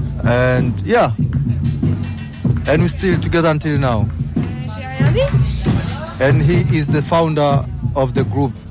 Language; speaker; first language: English; non-native, local second language; Swahili